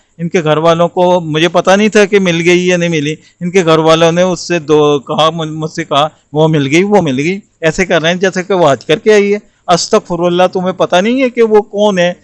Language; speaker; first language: Urdu; non-native, local second language; Punjabi